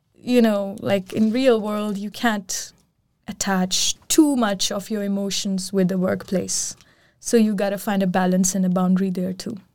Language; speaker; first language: English; non-native, local second language; Urdu